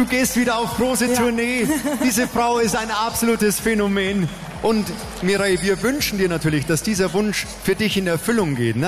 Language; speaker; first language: German; native; German